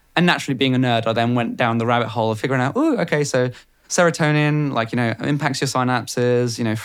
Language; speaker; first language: English; non-native, fluent; Bulgarian